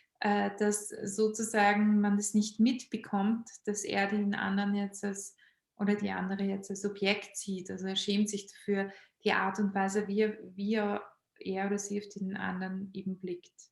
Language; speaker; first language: German; native; German